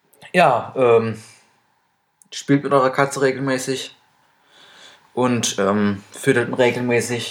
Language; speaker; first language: German; native; German